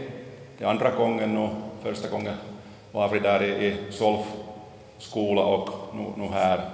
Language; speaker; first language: Swedish; non-native, local second language; Finnish